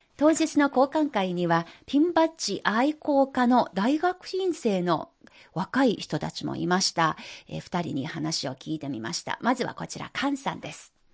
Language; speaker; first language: Japanese; non-native, fluent; Chinese